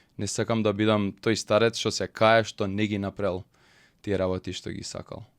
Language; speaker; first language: Macedonian; early bilingual, heritage; Macedonian